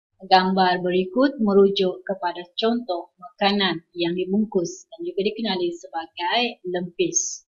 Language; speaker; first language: Malay; non-native, local second language; Iban